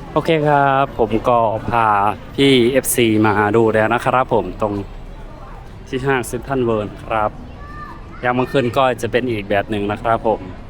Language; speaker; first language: Thai; native; Thai